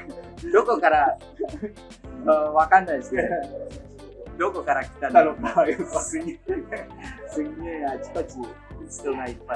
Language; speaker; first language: Japanese; non-native, fluent; Indonesian